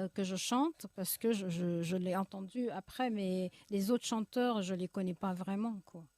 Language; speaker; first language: French; early bilingual, other home language; Arabic